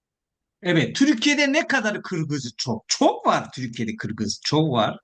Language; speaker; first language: Turkish; non-native, fluent; Korean